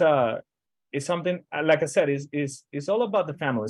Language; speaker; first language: English; non-native, fluent; Spanish